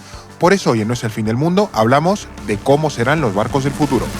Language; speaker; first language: Spanish; native; Spanish